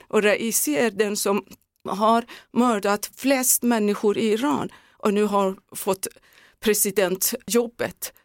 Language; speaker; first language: Swedish; non-native, fluent; Persian